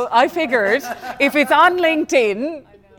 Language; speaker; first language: English; native; English